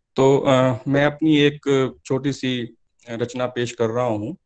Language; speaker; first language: Hindi; native; Hindi